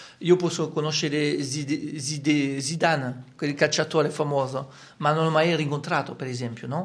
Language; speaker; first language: Italian; non-native, fluent; French